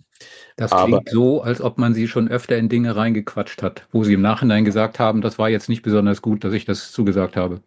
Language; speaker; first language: German; native; German